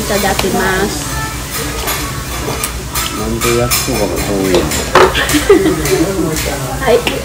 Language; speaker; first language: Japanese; non-native, fluent; Filipino